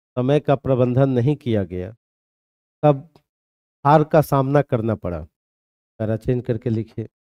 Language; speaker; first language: Hindi; native; Hindi